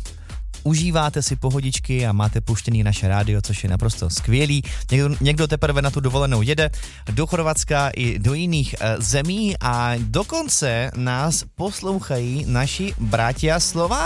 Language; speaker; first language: Czech; native; Czech